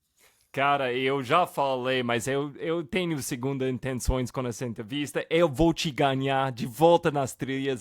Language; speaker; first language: Portuguese; non-native, fluent; English